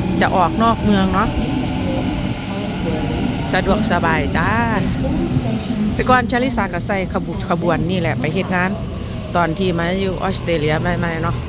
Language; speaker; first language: Thai; non-native, local second language; Northeastern Thai